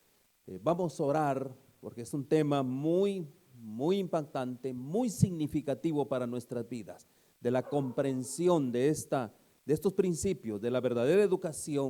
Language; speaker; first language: Spanish; native; Spanish